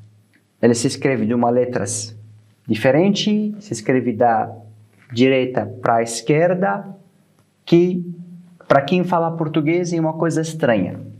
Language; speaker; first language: Portuguese; non-native, fluent; Arabic